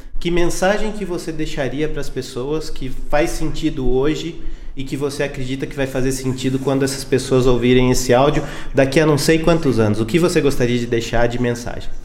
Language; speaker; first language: Portuguese; native; Portuguese